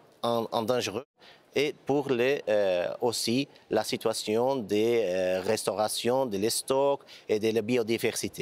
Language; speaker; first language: French; non-native, learner; Portuguese